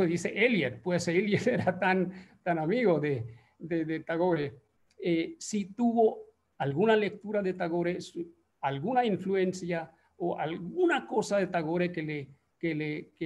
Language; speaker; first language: Spanish; non-native, fluent; Bangla